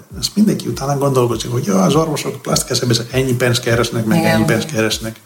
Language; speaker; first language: Hungarian; non-native, fluent; Greek